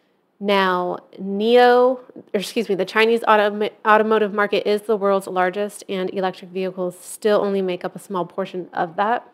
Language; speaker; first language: English; native; English